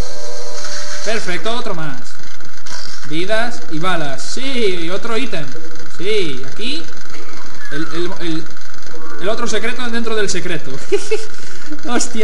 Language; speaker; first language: Spanish; native; Spanish